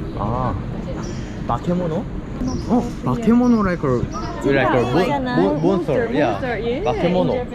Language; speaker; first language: English; non-native, learner; Korean